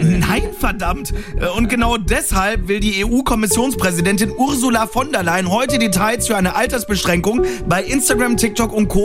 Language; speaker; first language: German; native; German